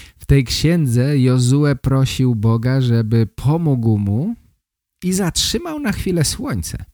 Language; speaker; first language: Polish; native; Polish